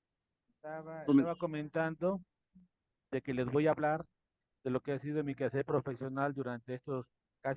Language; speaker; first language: Spanish; native; Spanish